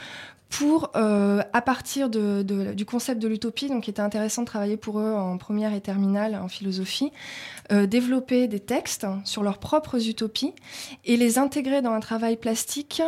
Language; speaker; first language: French; native; French